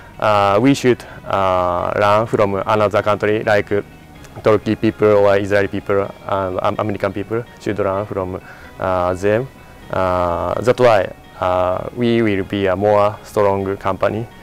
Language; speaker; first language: English; non-native, learner; Japanese